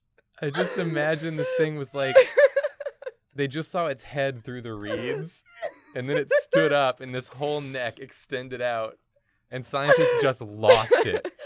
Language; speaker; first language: English; native; English